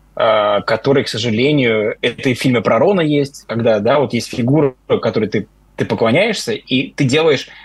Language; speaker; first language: Russian; native; Russian